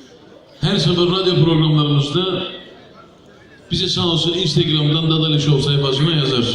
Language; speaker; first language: Turkish; native; Turkish